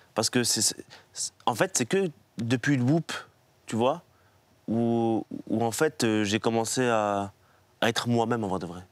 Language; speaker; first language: French; native; French